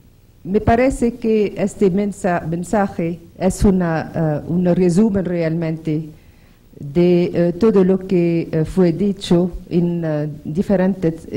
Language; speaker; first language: Spanish; non-native, fluent; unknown